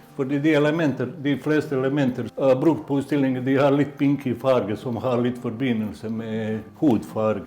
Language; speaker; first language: Norwegian; non-native, fluent; Bosnian